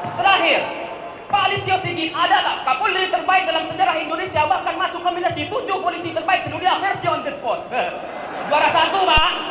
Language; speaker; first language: Indonesian; non-native, local second language; Madurese